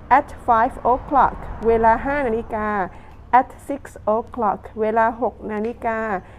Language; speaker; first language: Thai; non-native, local second language; Pattani Malay